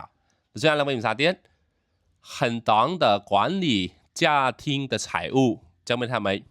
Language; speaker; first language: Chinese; non-native, fluent; Khmer